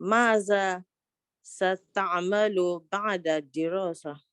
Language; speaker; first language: Arabic; non-native, learner; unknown